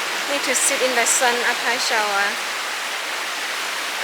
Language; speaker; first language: English; non-native, learner; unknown